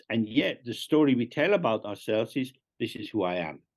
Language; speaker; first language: English; native; English